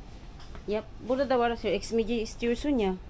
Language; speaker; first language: Turkish; non-native, learner; Filipino